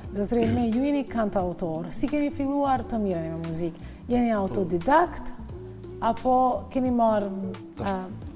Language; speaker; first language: Albanian; native; Albanian